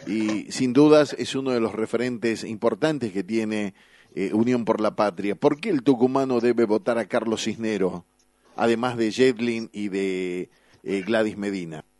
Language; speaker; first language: Spanish; native; Spanish